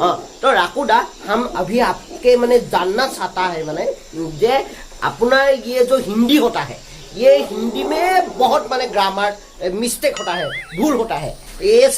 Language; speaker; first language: Hindi; non-native, local second language; Assamese